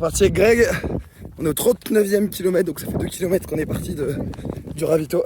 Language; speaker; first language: French; native; French